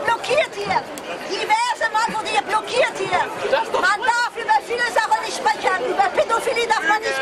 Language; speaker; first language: German; non-native, fluent; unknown